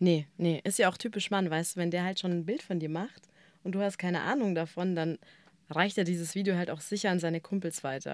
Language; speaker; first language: German; native; German